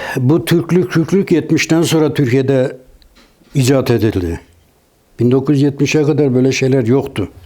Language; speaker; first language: Turkish; non-native, local second language; Kurdish